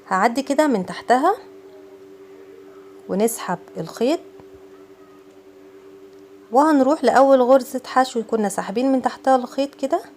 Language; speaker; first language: Arabic; native; Arabic